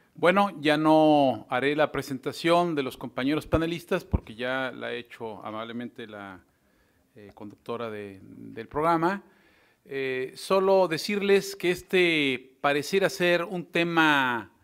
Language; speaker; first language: Spanish; native; Spanish